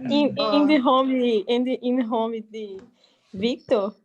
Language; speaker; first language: English; non-native, learner; Portuguese